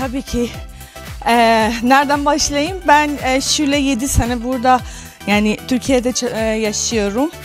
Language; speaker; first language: Turkish; non-native, fluent; Persian